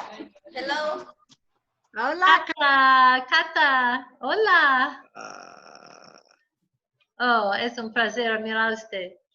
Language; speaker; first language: Spanish; non-native, learner; English